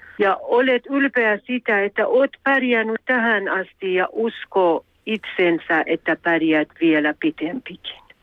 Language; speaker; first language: Finnish; non-native, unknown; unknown